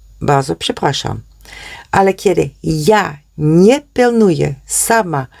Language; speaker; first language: Polish; non-native, learner; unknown